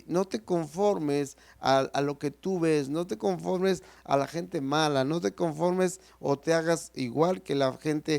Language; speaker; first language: Spanish; native; Spanish